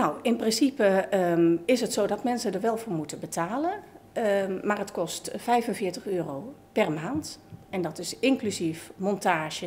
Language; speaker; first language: Dutch; native; Dutch